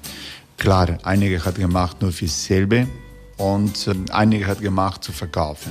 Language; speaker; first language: German; non-native, learner; Croatian